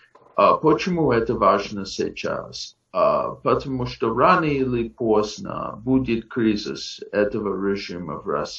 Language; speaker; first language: Russian; non-native, fluent; English